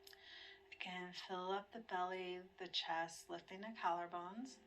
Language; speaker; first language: English; native; English